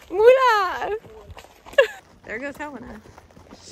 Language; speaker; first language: English; native; English